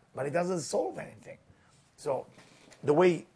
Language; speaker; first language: English; non-native, fluent; Hebrew